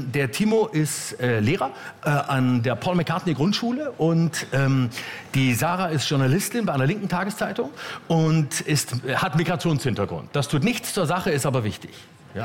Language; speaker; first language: German; native; German